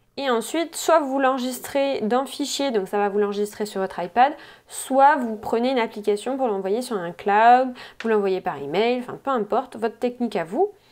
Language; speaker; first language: French; native; French